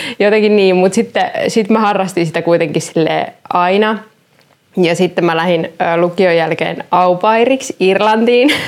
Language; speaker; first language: Finnish; native; Finnish